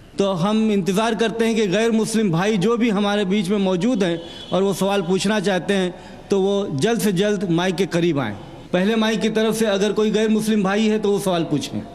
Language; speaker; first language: Urdu; native; Urdu